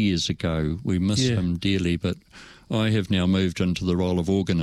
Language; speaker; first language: English; native; English